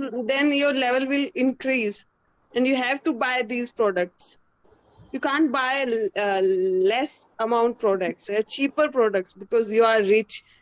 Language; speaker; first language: English; non-native, learner; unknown